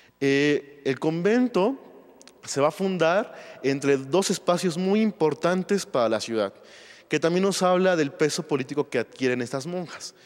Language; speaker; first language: Spanish; native; Spanish